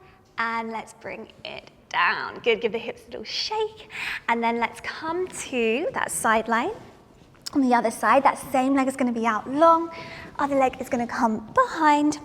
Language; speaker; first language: English; native; English